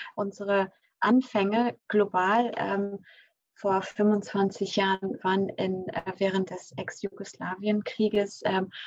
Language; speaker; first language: German; early bilingual, other home language; English